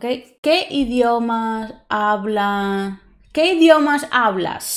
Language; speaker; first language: Spanish; non-native, fluent; English